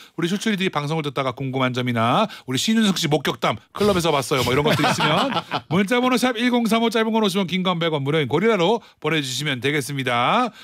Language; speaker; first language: Korean; native; Korean